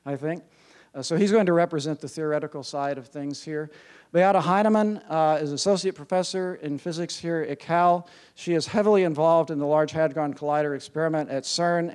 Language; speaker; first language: English; native; English